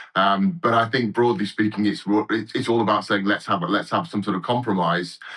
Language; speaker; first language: English; native; English